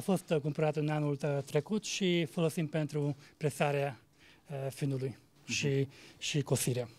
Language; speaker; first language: Romanian; non-native, local second language; Hungarian